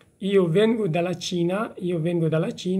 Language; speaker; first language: Italian; non-native, fluent; Persian